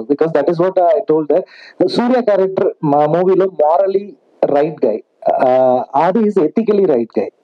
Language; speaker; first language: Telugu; non-native, fluent; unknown